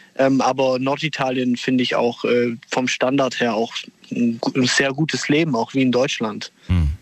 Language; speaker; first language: German; early bilingual, other home language; Italian